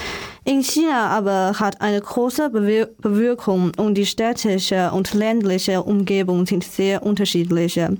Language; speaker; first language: German; non-native, learner; Chinese